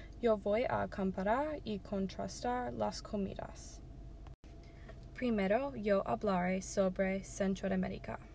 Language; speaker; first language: Spanish; non-native, learner; English